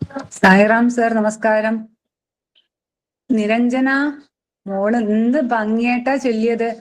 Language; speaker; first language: Malayalam; native; Malayalam